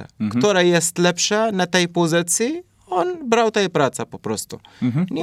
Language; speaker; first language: Polish; non-native, learner; Arabic